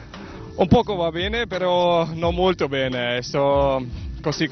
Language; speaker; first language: Italian; non-native, learner; German